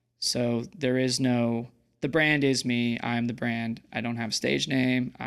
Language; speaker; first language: English; native; English